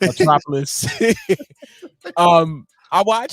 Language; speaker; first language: English; native; English